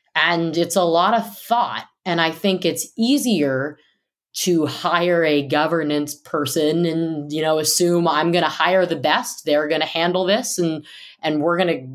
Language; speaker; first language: English; native; English